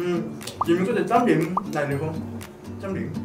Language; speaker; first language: Vietnamese; non-native, fluent; Korean